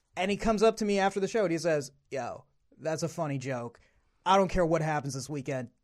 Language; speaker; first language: English; native; English